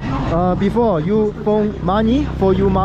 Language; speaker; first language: English; non-native, learner; Chinese